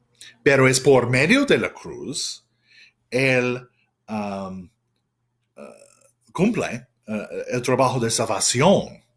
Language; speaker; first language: Spanish; non-native, fluent; English